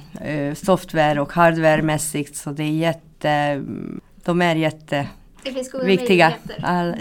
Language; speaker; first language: Swedish; non-native, fluent; Hungarian